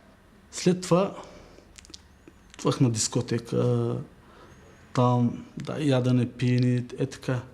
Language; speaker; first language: Bulgarian; non-native, local second language; Turkish